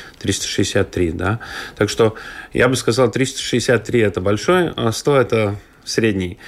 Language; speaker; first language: Russian; non-native, local second language; Latvian